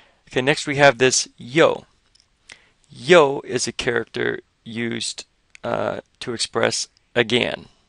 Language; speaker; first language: English; native; English